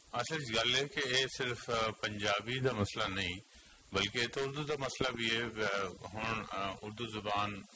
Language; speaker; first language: Punjabi; non-native, local second language; Northern Hindko